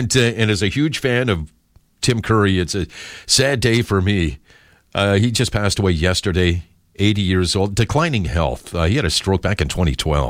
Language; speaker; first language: English; native; English